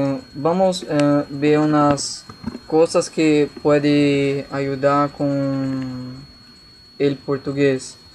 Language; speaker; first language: Spanish; non-native, learner; Portuguese